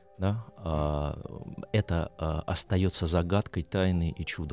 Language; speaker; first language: Russian; native; Russian